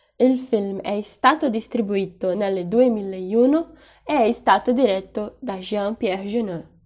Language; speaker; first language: Italian; non-native, fluent; Portuguese